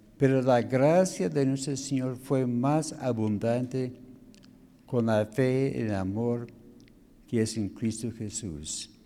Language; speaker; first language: Spanish; non-native, fluent; English